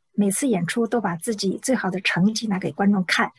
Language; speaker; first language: Chinese; native; Chinese